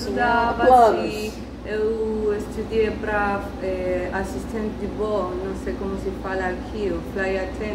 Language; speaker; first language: Portuguese; non-native, learner; Spanish